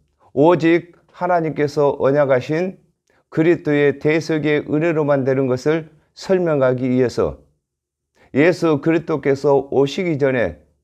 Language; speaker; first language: Korean; native; Korean